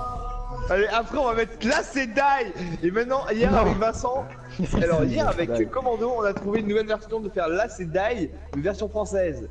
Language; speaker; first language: French; native; French